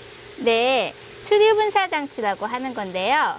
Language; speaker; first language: Korean; native; Korean